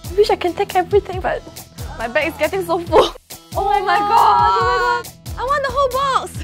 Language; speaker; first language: English; native; English